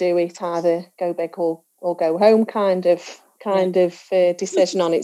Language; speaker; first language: English; native; English